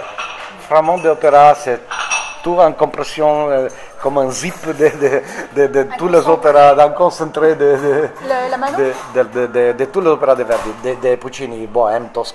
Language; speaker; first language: French; non-native, fluent; Italian